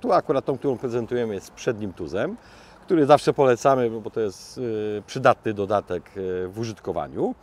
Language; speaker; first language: Polish; native; Polish